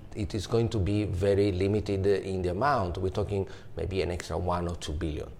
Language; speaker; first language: English; non-native, fluent; Italian